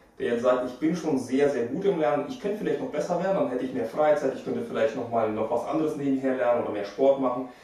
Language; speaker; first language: German; early bilingual, other home language; Russian